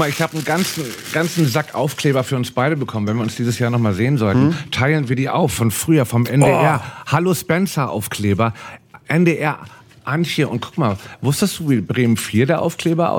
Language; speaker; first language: German; native; German